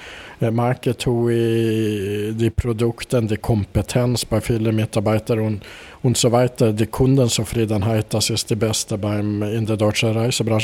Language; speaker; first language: German; non-native, fluent; Swedish